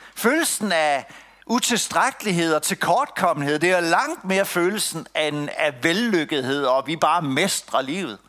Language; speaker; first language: Danish; native; Danish